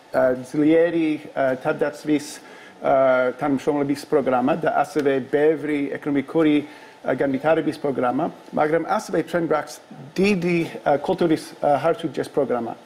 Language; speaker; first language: Georgian; non-native, learner; English